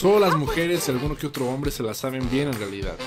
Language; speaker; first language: Spanish; native; Spanish